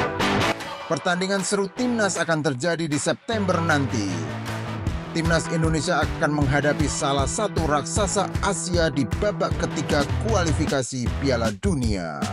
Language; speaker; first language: Indonesian; native; Indonesian